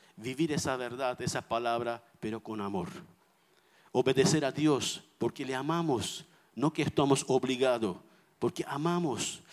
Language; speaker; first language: Spanish; non-native, fluent; Armenian